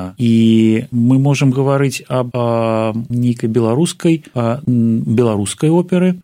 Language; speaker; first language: Belarusian; non-native, local second language; Russian